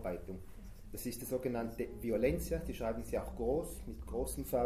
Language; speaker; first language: German; native; German